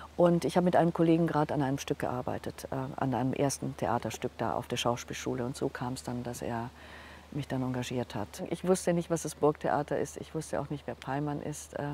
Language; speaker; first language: German; non-native, local second language; Hungarian